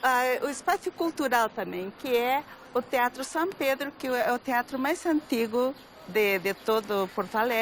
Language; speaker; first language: Portuguese; early bilingual, other home language; Galician